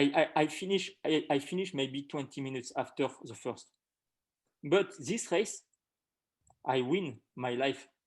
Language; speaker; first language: English; non-native, learner; French